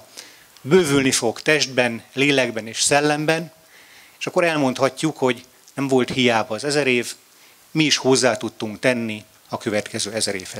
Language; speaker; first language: Hungarian; native; Hungarian